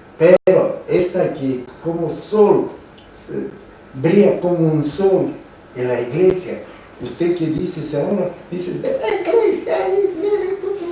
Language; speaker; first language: Spanish; non-native, learner; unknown